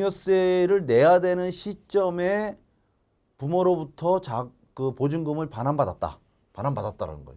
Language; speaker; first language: Korean; native; Korean